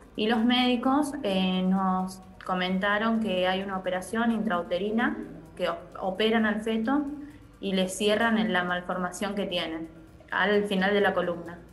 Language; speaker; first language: Spanish; native; Spanish